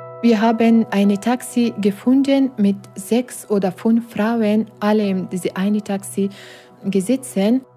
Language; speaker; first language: German; non-native, learner; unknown